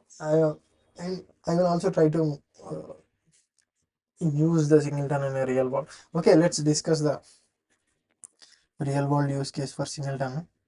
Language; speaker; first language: English; non-native, fluent; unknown